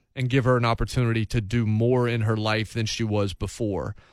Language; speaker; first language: English; native; English